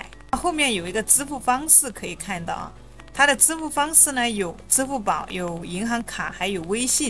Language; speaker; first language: Chinese; native; Chinese